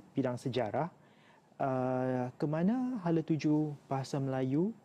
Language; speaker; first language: Malay; native; Malay